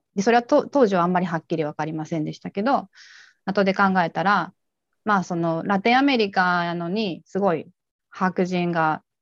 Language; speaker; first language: Japanese; native; Japanese